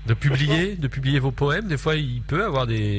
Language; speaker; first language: French; native; French